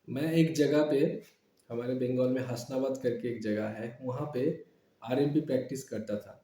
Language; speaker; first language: Hindi; non-native, local second language; Bangla